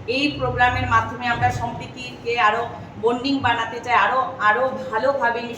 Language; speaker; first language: Bangla; native; Bangla